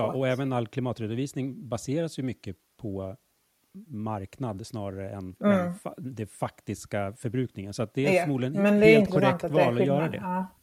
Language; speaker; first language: Swedish; native; Swedish